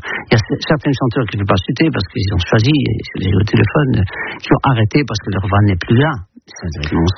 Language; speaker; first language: French; non-native, fluent; Dutch